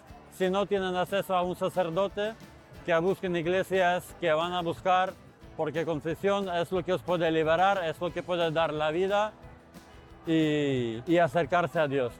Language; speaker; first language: Spanish; non-native, fluent; Ukrainian